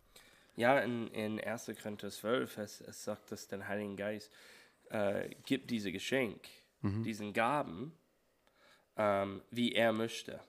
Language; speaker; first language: German; non-native, learner; English